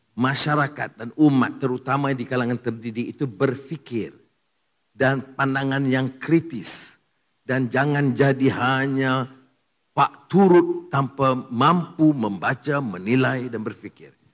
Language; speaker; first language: Malay; native; Malay